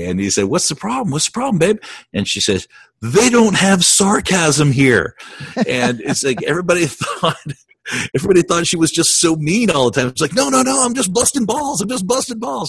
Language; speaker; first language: English; native; English